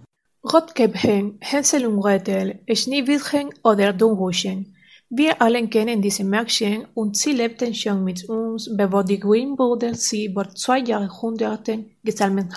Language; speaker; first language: German; non-native, learner; Spanish